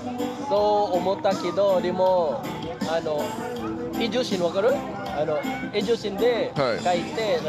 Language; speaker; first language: Japanese; non-native, fluent; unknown